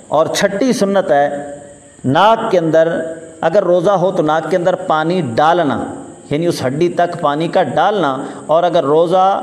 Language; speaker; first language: Urdu; native; Urdu